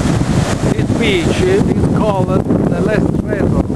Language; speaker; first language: English; non-native, learner; Italian